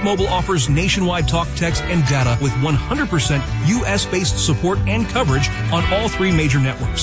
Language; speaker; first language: English; native; English